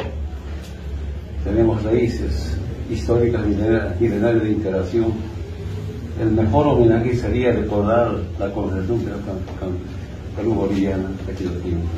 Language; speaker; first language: Spanish; non-native, local second language; Aymara